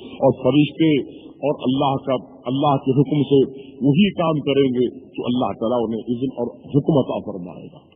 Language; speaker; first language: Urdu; native; Urdu